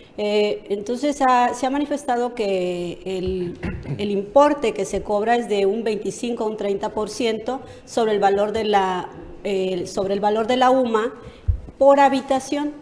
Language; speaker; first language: Spanish; native; Spanish